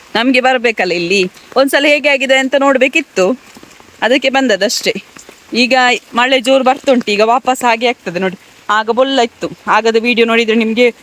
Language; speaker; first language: Kannada; non-native, local second language; Tulu